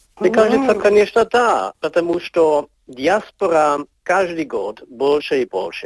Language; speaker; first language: Russian; non-native, learner; Swiss German